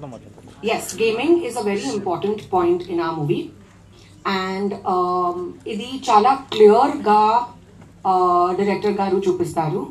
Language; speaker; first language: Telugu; non-native, learner; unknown